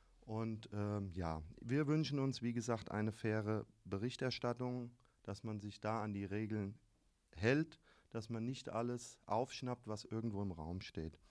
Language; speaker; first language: German; native; German